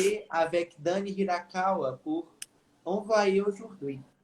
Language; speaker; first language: French; non-native, learner; Portuguese